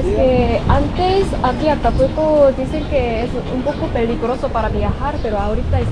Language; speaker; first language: Spanish; non-native, learner; Korean